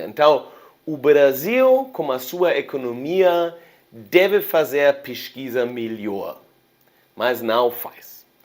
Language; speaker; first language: Portuguese; non-native, fluent; German